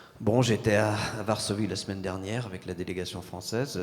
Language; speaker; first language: French; native; French